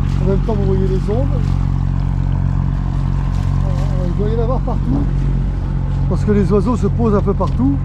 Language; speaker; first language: French; native; French